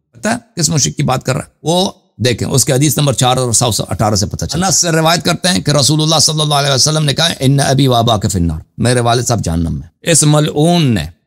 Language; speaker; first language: Urdu; non-native, fluent; Persian